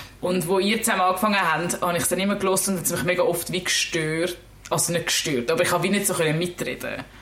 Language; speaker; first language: German; native; German